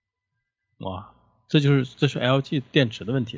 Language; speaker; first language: Chinese; native; Chinese